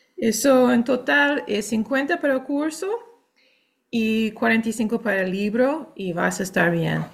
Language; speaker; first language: Spanish; non-native, fluent; English